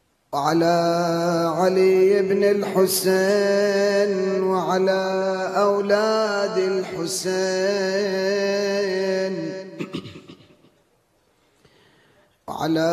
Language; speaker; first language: Arabic; native; Arabic